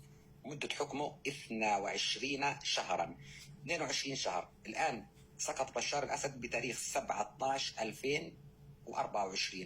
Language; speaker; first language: Arabic; native; Arabic